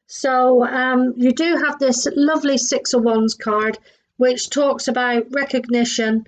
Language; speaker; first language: English; native; English